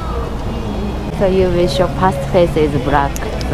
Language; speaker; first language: English; non-native, learner; Japanese